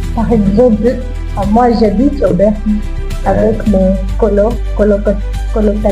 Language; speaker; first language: French; non-native, learner; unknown